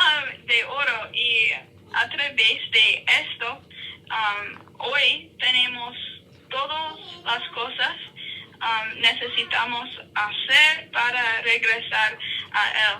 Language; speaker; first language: Spanish; non-native, learner; English